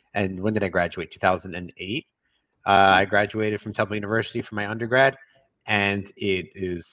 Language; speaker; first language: English; native; English